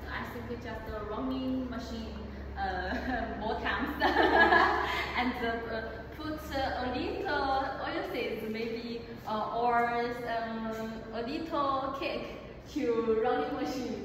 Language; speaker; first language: English; non-native, learner; Chinese